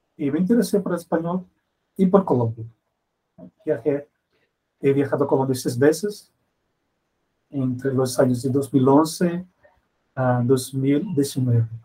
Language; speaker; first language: Spanish; non-native, fluent; Portuguese